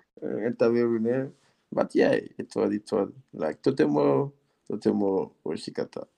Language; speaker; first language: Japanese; non-native, learner; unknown